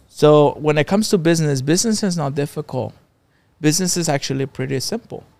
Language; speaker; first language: English; non-native, fluent; Spanish